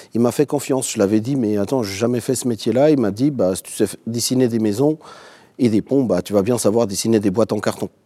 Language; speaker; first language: French; non-native, fluent; Portuguese